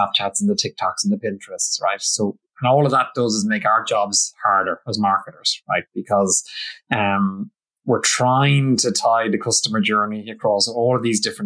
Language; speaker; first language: English; native; English